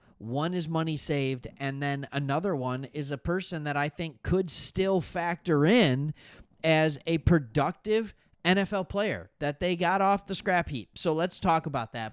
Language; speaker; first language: English; native; English